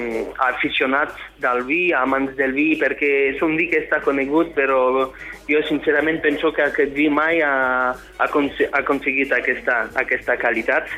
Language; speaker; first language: Catalan; non-native, fluent; French